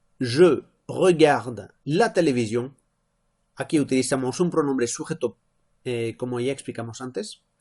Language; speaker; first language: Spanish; non-native, fluent; French